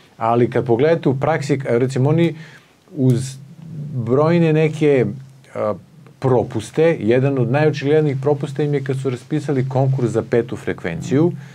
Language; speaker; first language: Serbian; native; Serbian